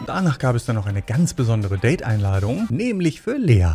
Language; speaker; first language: German; native; German